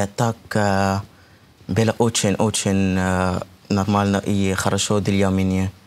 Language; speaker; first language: Russian; non-native, learner; Arabic